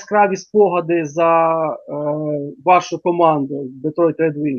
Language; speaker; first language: Ukrainian; native; Ukrainian